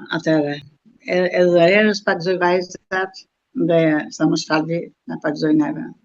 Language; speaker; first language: Albanian; native; Albanian